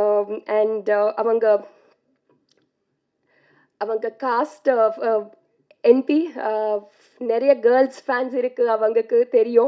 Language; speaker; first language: Tamil; non-native, learner; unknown